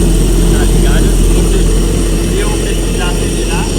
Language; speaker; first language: Portuguese; non-native, learner; Haitian Creole